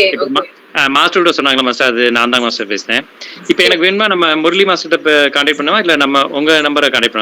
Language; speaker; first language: Tamil; native; Tamil